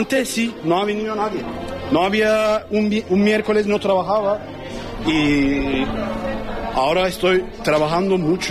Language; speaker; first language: Spanish; non-native, learner; Turkish